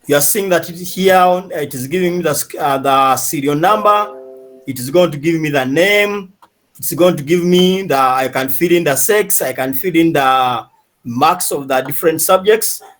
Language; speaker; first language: English; non-native, local second language; Swahili